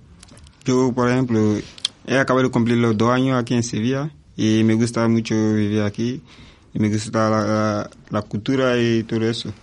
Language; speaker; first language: Spanish; non-native, fluent; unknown